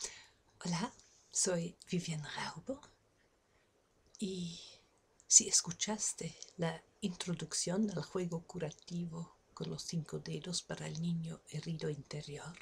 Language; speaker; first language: Spanish; non-native, fluent; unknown